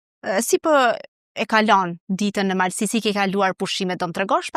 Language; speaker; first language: Albanian; native; Albanian